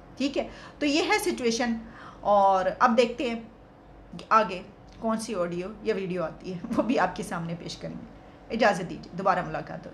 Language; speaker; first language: Urdu; native; Urdu